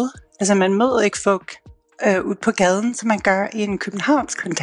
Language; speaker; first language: Danish; non-native, fluent; English